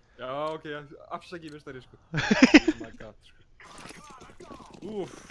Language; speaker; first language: Icelandic; non-native, learner; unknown